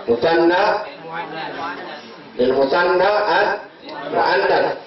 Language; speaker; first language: Arabic; non-native, fluent; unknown